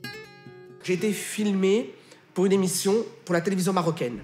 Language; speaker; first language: French; non-native, local second language; Arabic